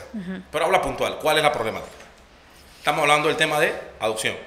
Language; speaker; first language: Spanish; native; Spanish